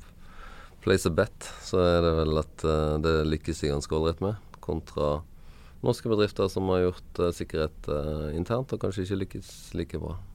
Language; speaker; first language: Norwegian; native; Norwegian